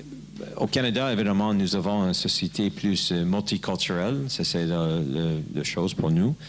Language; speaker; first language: French; non-native, learner; English